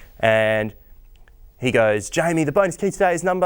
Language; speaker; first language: English; native; English